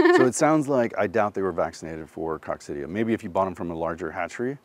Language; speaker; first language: English; native; English